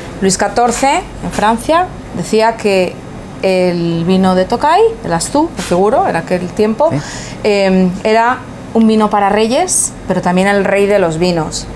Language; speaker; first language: Spanish; native; Spanish